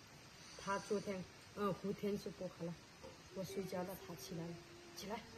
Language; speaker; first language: Chinese; non-native, learner; Nepali